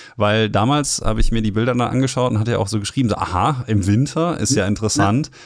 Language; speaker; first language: German; native; German